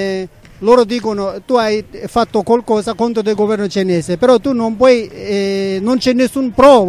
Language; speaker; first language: Italian; non-native, learner; Tibetan